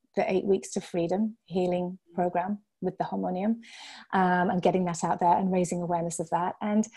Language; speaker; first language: English; native; English